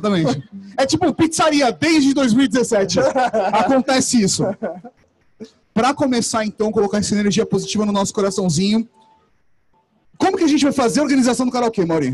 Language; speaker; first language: Portuguese; native; Portuguese